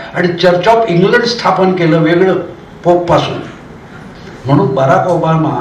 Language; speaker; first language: Marathi; native; Marathi